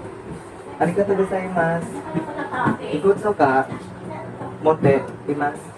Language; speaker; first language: Japanese; non-native, learner; Filipino